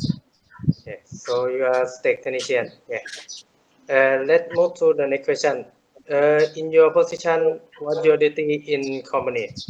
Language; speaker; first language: English; non-native, learner; Thai